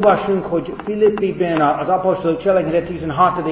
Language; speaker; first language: Hungarian; non-native, fluent; English